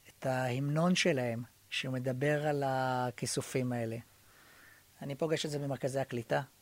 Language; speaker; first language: Hebrew; native; Hebrew